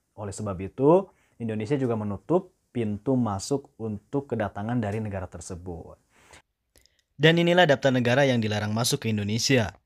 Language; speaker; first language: Indonesian; native; Indonesian